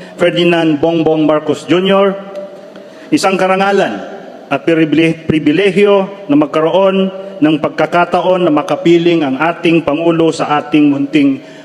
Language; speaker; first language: Filipino; non-native, local second language; Iloko